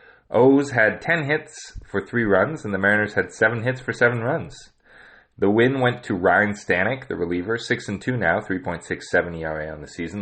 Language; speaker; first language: English; native; English